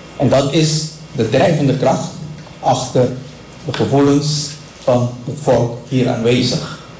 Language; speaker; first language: Dutch; non-native, local second language; Papiamento